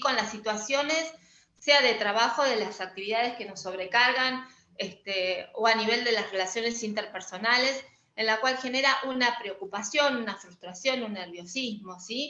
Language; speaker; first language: Spanish; native; Spanish